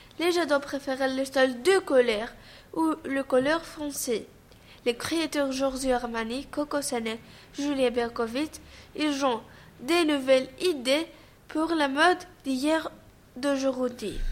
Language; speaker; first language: French; non-native, learner; Greek